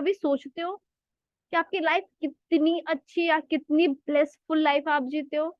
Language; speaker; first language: Hindi; native; Hindi